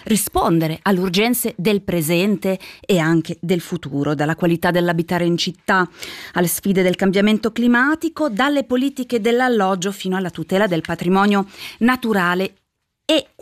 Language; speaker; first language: Italian; native; Italian